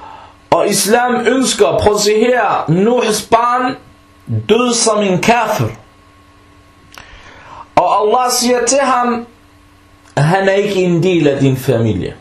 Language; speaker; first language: Danish; non-native, fluent; Arabic